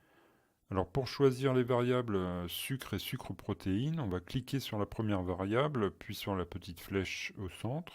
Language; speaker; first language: French; native; French